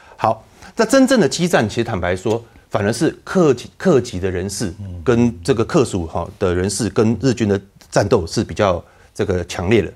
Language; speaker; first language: Chinese; native; Chinese